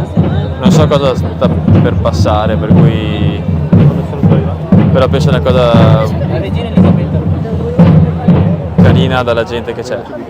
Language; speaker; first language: Italian; native; Italian